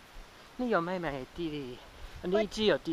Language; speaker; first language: Chinese; non-native, learner; English